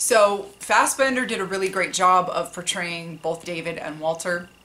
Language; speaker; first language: English; native; English